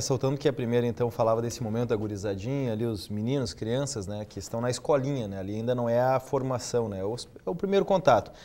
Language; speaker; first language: Portuguese; native; Portuguese